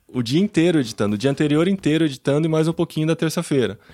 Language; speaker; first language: Portuguese; native; Portuguese